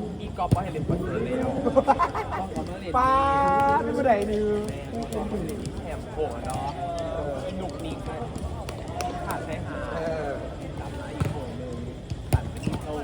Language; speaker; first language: Thai; native; Thai